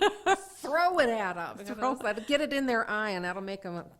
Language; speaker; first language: English; native; English